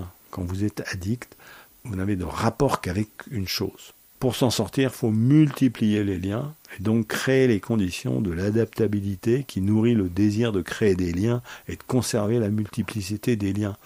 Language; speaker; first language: French; native; French